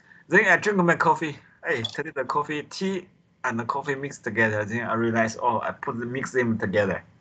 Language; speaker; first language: English; non-native, local second language; Chinese